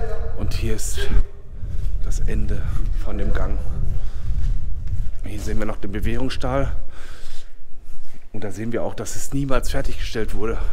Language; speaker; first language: German; native; German